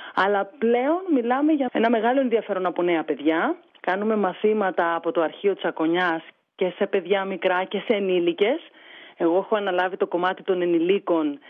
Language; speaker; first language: Greek; native; Greek